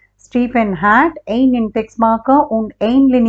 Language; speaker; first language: German; non-native, learner; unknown